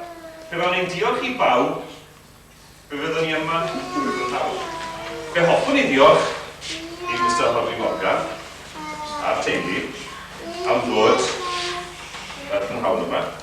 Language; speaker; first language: Welsh; native; Welsh